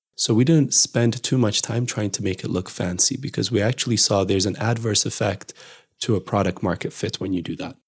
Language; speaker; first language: English; non-native, fluent; Amharic